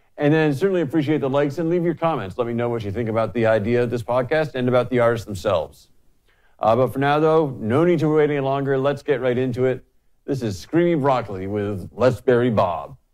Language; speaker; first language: English; native; English